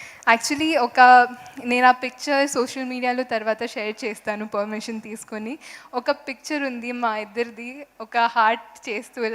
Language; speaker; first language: Telugu; non-native, fluent; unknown